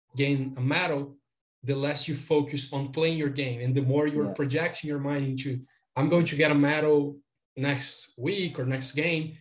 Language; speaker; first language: English; non-native, fluent; Portuguese